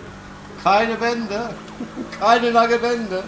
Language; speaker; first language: German; non-native, fluent; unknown